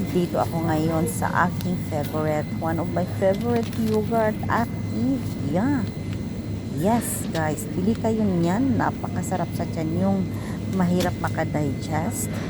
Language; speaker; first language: Filipino; non-native, local second language; Cebuano